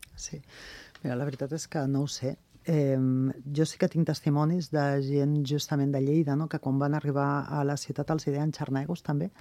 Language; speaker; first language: Catalan; non-native, local second language; Spanish